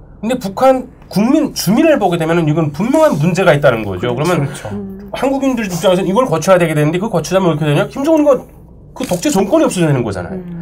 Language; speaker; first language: Korean; native; Korean